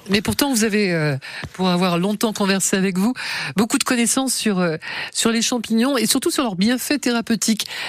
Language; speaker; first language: French; native; French